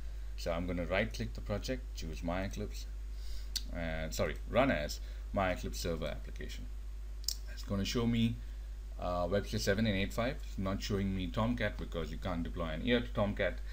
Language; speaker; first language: English; native; English